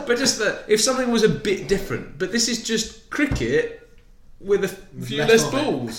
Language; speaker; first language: English; native; English